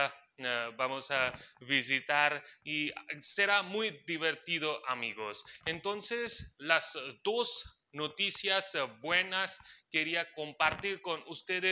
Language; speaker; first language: Spanish; non-native, fluent; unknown